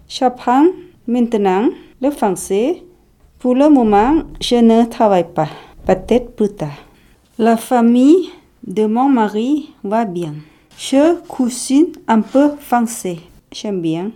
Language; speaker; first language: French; non-native, learner; Thai